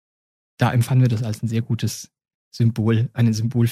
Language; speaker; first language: German; native; German